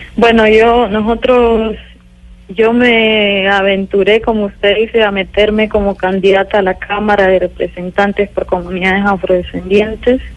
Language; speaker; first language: Spanish; native; Spanish